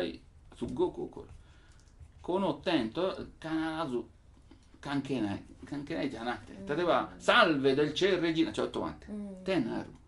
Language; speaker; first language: Japanese; non-native, learner; Italian